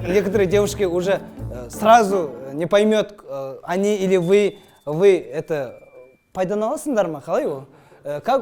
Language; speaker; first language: Russian; non-native, local second language; Kazakh